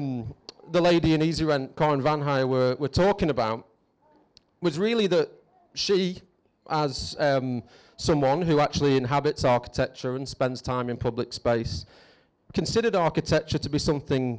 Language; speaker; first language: English; native; English